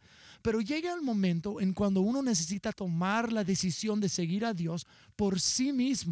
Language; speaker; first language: Spanish; non-native, fluent; English